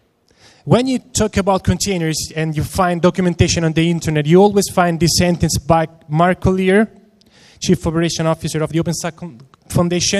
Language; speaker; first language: English; non-native, fluent; Italian